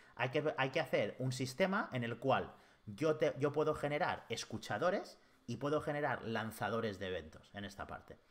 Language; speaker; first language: Spanish; native; Spanish